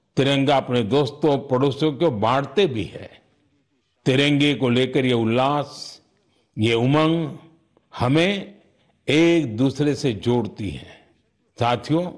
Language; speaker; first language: Hindi; non-native, local second language; Gujarati